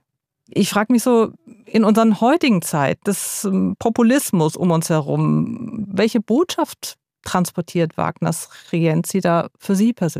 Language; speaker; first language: German; native; German